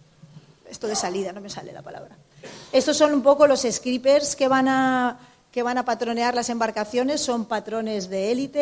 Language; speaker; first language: Spanish; native; Spanish